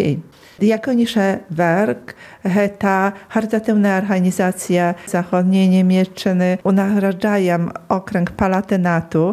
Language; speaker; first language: Polish; non-native, local second language; Belarusian